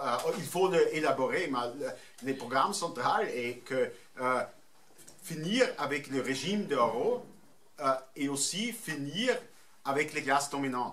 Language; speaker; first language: French; non-native, fluent; German